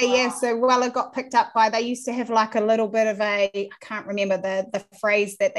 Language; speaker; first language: English; native; English